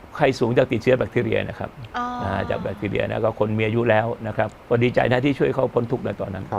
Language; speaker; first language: Thai; native; Thai